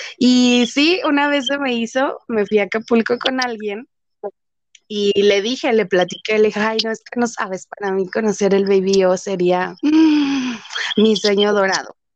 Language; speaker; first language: Spanish; native; Spanish